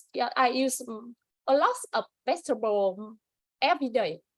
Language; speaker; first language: English; non-native, learner; Vietnamese